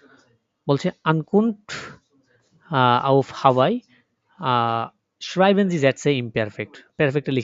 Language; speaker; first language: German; non-native, fluent; Bangla